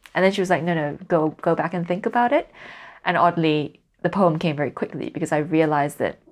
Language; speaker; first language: English; non-native, local second language; Cantonese